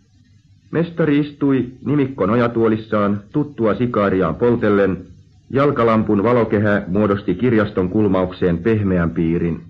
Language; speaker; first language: Finnish; native; Finnish